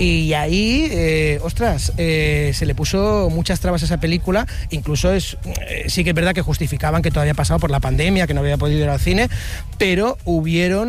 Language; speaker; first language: Spanish; native; Spanish